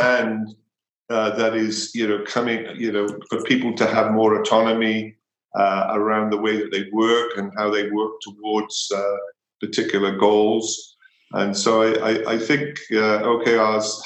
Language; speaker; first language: English; native; English